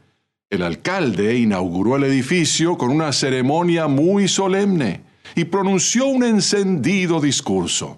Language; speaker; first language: Spanish; native; Spanish